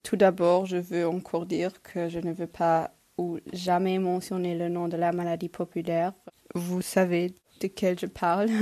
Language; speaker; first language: French; non-native, local second language; Luxembourgish